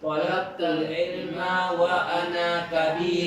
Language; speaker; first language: Arabic; non-native, learner; Indonesian